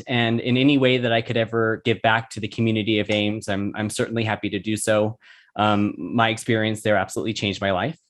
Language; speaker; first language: English; native; English